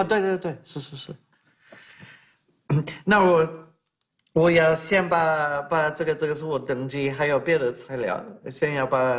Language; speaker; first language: Chinese; non-native, learner; English